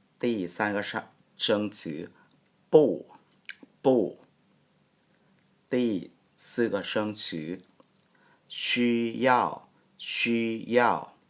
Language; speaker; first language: Chinese; non-native, fluent; Thai